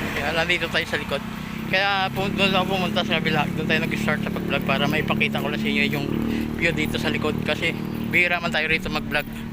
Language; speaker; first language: Filipino; native; Filipino